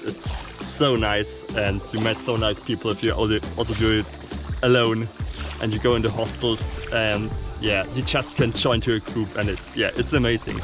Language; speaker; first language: English; non-native, fluent; German